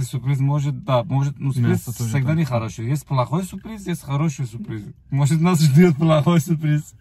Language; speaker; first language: Russian; non-native, fluent; Turkish